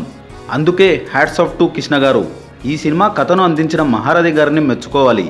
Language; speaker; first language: Telugu; native; Telugu